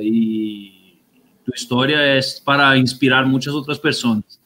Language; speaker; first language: Spanish; non-native, fluent; Portuguese